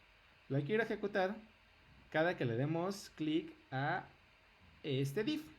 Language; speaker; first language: Spanish; native; Spanish